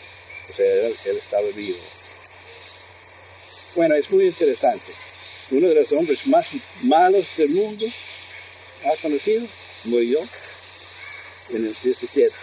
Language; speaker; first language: Spanish; non-native, fluent; English